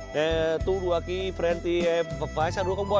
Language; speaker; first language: Portuguese; non-native, learner; Vietnamese